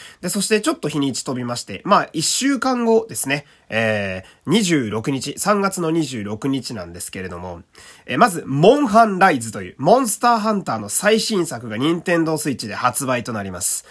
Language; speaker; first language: Japanese; native; Japanese